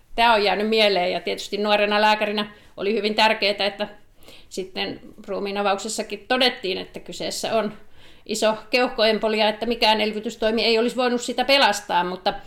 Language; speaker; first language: Finnish; native; Finnish